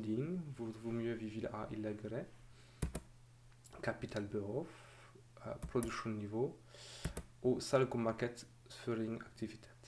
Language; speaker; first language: Norwegian; non-native, fluent; French